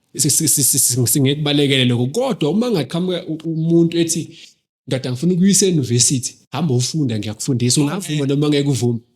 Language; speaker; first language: Zulu; native; Zulu